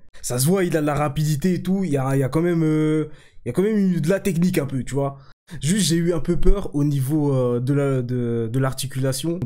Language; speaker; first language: French; native; French